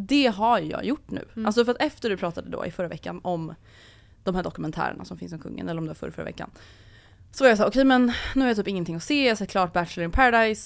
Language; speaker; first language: Swedish; native; Swedish